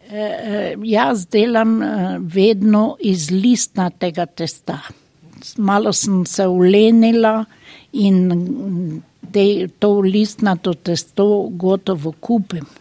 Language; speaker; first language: Slovenian; native; Slovenian